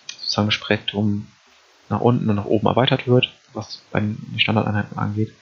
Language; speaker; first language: German; native; German